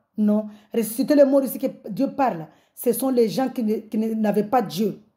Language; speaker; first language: French; non-native, local second language; Comorian